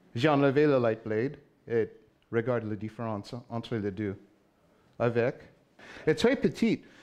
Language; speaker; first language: French; non-native, learner; English